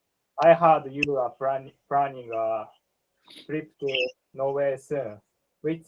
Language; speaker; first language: English; non-native, learner; Japanese